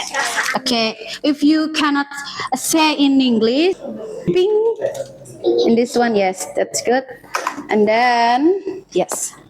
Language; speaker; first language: English; non-native, learner; Indonesian